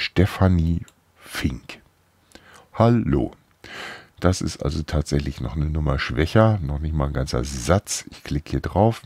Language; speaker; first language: German; native; German